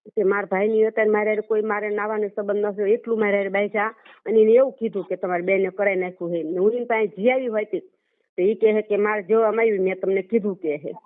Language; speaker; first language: Gujarati; native; Gujarati